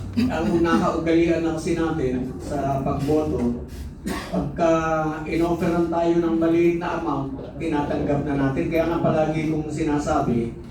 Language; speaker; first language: Filipino; native; Filipino